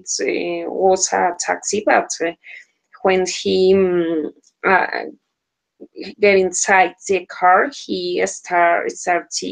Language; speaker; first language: English; non-native, learner; Spanish